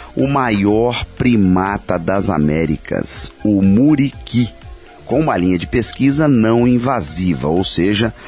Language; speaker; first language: Portuguese; native; Portuguese